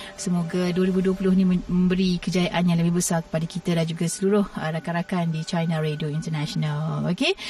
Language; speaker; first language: Malay; native; Malay